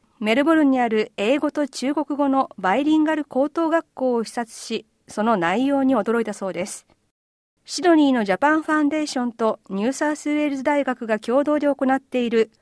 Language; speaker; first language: Japanese; native; Japanese